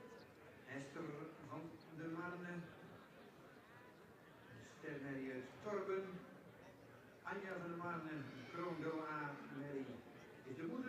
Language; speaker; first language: Dutch; native; Dutch